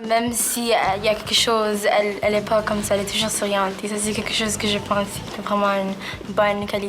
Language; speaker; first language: French; early bilingual, other home language; Bangla